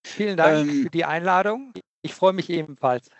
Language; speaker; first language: German; native; German